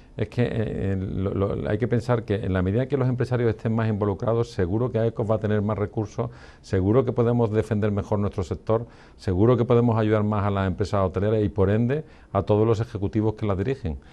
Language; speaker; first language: Spanish; native; Spanish